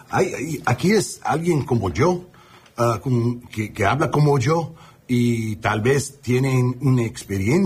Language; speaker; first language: Spanish; non-native, learner; English